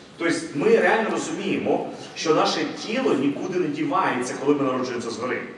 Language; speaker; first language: Ukrainian; non-native, local second language; Russian